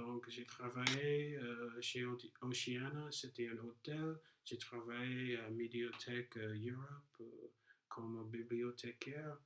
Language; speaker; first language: French; non-native, learner; English